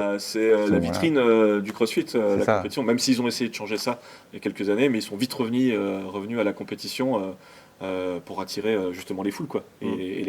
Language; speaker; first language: French; native; French